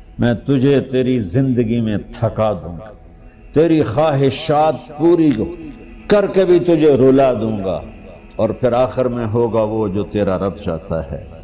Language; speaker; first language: Urdu; non-native, local second language; Punjabi